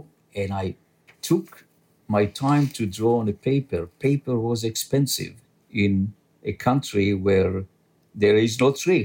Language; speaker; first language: English; non-native, fluent; French